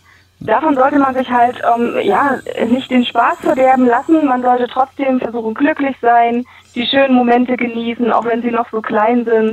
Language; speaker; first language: German; native; German